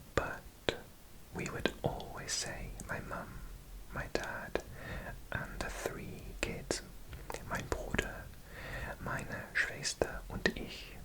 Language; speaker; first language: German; non-native, learner; Welsh